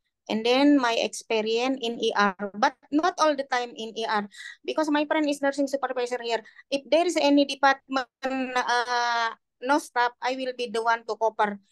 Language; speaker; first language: English; non-native, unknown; Indonesian